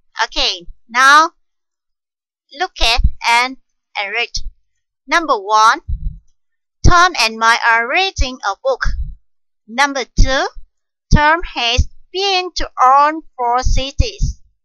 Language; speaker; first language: English; non-native, fluent; Vietnamese